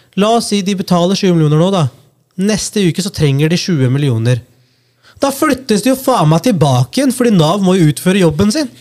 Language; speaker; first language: Norwegian; early bilingual, other home language; Punjabi